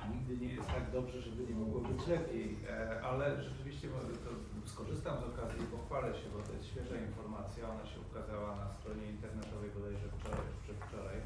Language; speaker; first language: Polish; native; Polish